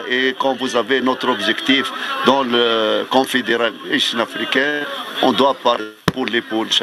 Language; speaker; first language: French; non-native, fluent; Arabic